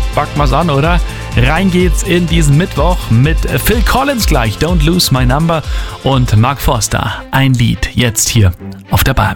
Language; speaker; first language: German; native; German